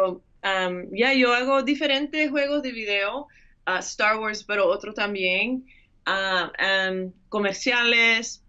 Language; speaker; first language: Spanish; early bilingual, heritage; English